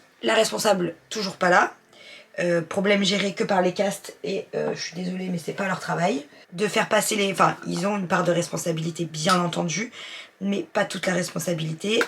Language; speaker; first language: French; native; French